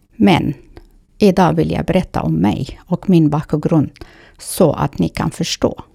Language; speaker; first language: Swedish; non-native, fluent; Kurdish